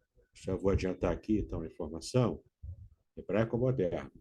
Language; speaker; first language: Portuguese; native; Portuguese